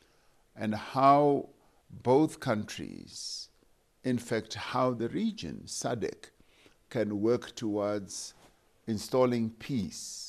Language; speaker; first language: English; non-native, local second language; Venda